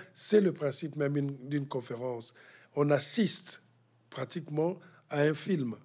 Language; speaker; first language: French; non-native, local second language; Kituba (Democratic Republic of Congo)